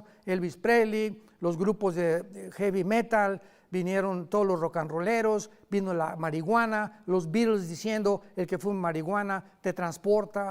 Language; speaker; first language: Spanish; native; Spanish